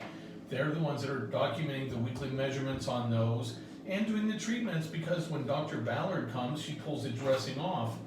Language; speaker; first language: English; native; English